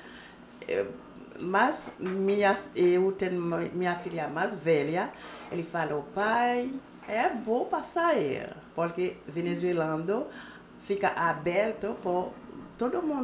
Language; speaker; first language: Portuguese; non-native, learner; Haitian Creole